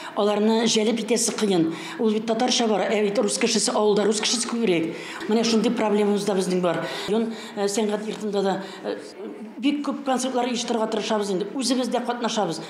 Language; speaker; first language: Tatar; native; Tatar